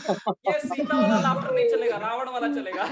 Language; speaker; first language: Hindi; native; Hindi